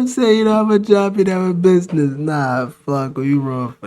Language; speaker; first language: English; native; English